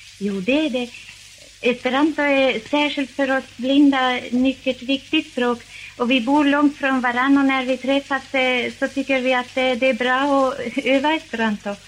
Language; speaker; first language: Swedish; non-native, fluent; Finnish